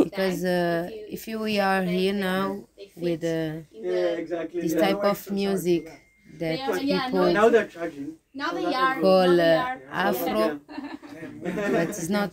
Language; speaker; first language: English; non-native, learner; Portuguese